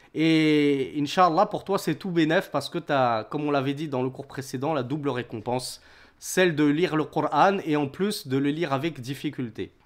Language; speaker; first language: French; native; French